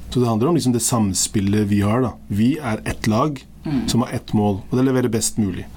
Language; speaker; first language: Norwegian; early bilingual, other home language; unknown